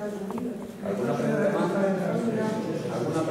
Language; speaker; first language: Spanish; native; Spanish